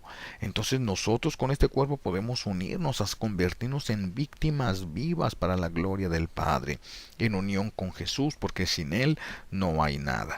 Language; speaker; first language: Spanish; native; Spanish